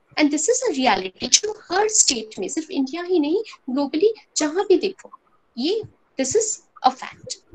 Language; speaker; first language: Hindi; non-native, local second language; Bangla